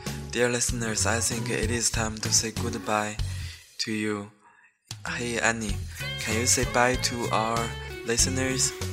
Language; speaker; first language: English; non-native, learner; Chinese